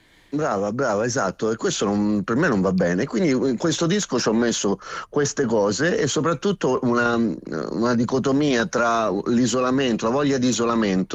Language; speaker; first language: Italian; native; Italian